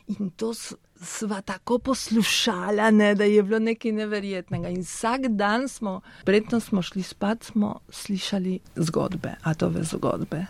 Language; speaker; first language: Slovenian; early bilingual, heritage; Spanish